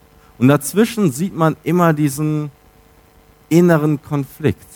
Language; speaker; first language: German; native; German